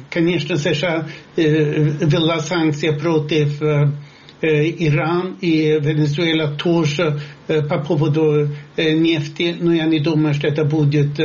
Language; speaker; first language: Russian; non-native, fluent; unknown